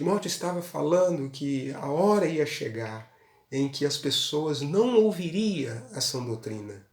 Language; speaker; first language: Portuguese; native; Portuguese